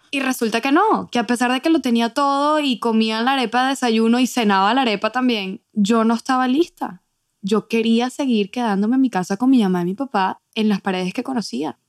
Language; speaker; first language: Spanish; native; Spanish